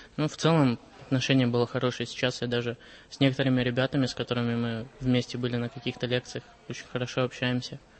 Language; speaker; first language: Russian; native; Russian